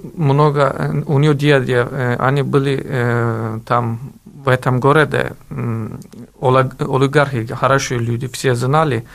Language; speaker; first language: Russian; non-native, learner; Turkish